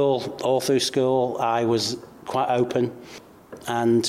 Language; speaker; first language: English; native; English